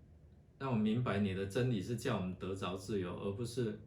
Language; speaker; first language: Chinese; native; Chinese